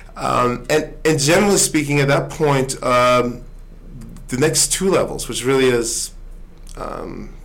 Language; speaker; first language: English; early bilingual, other home language; Swedish